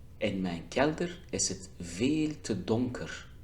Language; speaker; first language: Dutch; non-native, fluent; Turkish